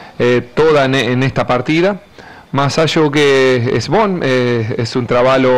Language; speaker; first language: Portuguese; non-native, learner; Spanish